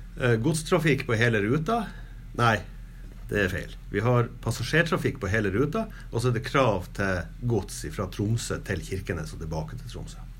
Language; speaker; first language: Norwegian; native; Norwegian